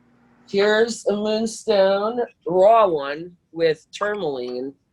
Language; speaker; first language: English; native; English